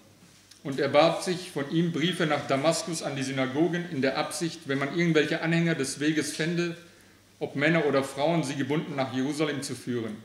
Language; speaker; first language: German; early bilingual, other home language; Aramaic